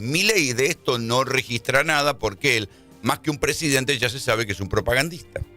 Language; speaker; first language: Spanish; native; Spanish